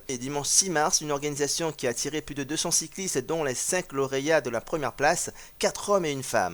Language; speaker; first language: French; native; French